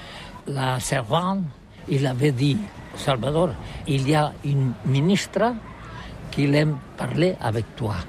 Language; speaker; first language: French; non-native, learner; Catalan